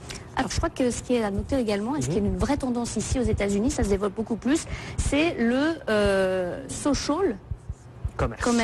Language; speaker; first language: French; native; French